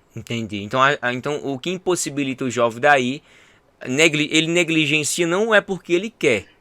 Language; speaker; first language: Portuguese; native; Portuguese